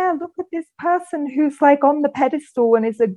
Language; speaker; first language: English; native; English